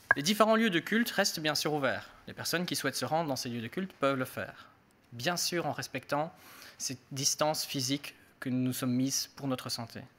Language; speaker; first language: French; native; French